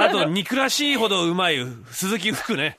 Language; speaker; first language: Japanese; native; Japanese